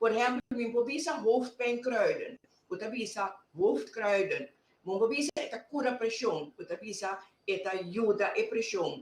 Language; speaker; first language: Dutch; non-native, local second language; Papiamento